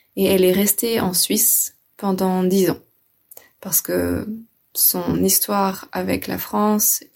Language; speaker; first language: French; native; French